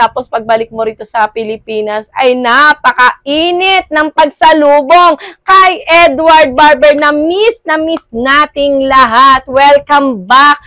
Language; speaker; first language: Filipino; native; Filipino